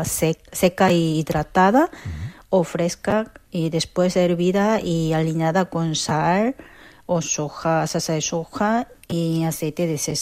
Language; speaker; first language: Spanish; non-native, fluent; Korean